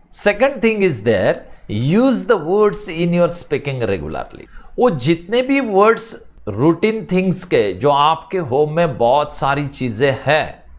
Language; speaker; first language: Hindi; non-native, local second language; Marathi